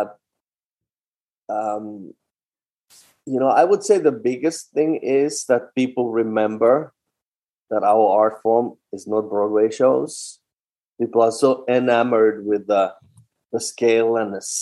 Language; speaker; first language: English; non-native, fluent; Finnish